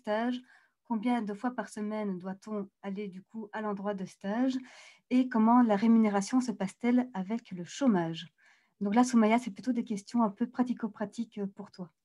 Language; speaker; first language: French; native; French